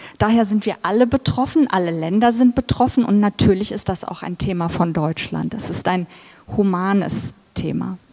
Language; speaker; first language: German; early bilingual, other home language; Turkish